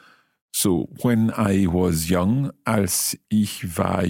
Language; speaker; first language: German; non-native, learner; English